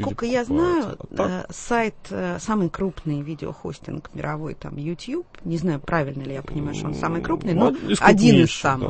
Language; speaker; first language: Russian; native; Russian